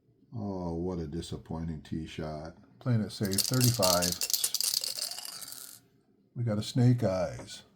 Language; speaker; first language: English; native; English